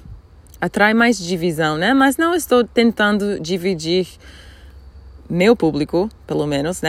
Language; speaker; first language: Portuguese; non-native, fluent; English